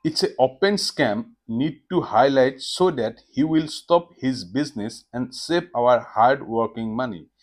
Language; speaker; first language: English; non-native, local second language; Assamese